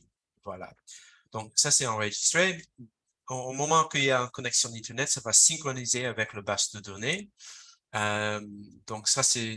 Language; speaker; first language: French; non-native, fluent; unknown